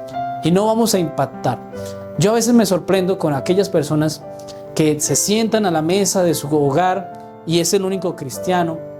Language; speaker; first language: Spanish; native; Spanish